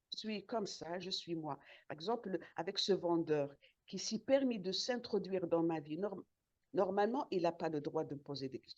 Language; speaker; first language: French; non-native, local second language; Arabic